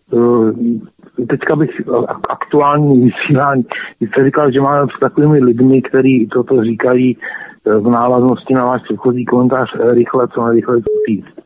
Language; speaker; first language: Czech; native; Czech